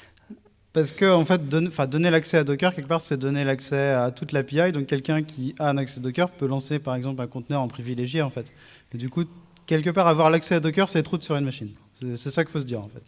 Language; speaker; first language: French; native; French